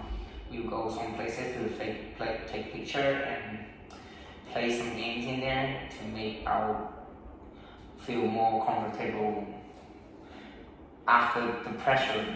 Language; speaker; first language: English; non-native, learner; Vietnamese